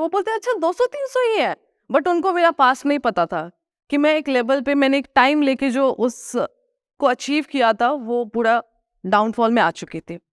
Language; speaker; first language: Hindi; non-native, local second language; Nepali